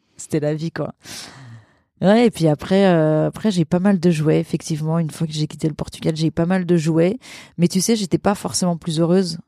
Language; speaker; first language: French; early bilingual, other home language; Portuguese